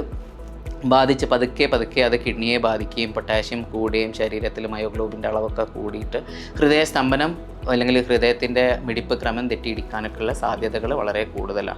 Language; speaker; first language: Malayalam; native; Malayalam